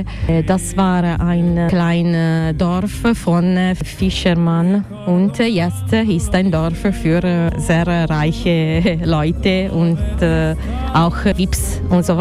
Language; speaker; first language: German; non-native, learner; Italian